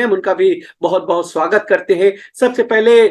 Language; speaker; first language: Hindi; native; Hindi